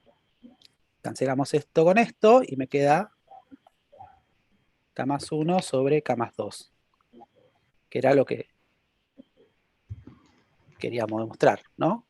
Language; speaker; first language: Spanish; native; Spanish